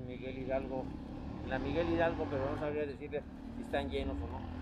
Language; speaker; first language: Spanish; native; Spanish